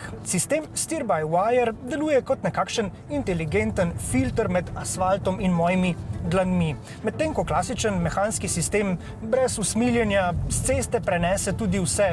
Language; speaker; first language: Slovenian; native; Slovenian